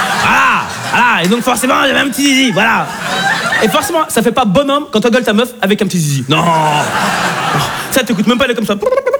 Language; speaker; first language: French; native; French